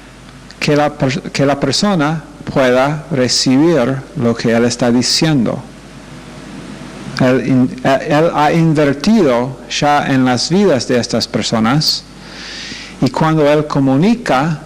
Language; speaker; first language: Spanish; non-native, fluent; English